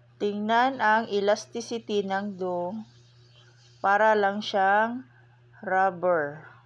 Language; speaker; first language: Filipino; non-native, local second language; Cebuano